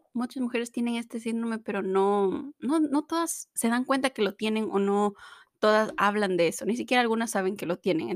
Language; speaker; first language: Spanish; native; Spanish